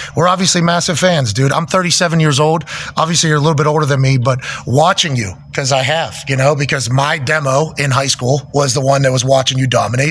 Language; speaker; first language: English; native; English